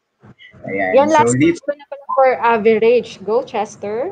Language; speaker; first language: Filipino; native; Filipino